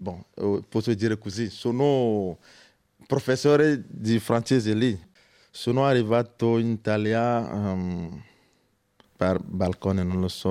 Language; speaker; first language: Italian; non-native, learner; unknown